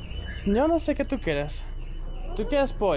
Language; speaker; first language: Spanish; non-native, learner; English